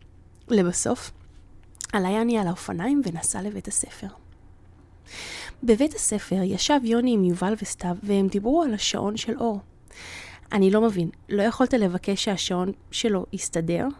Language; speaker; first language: Hebrew; native; Hebrew